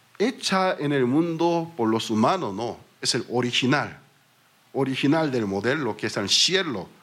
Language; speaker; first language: Spanish; non-native, fluent; Korean